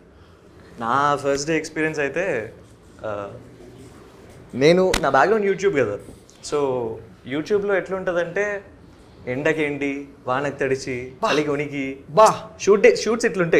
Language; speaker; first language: Telugu; native; Telugu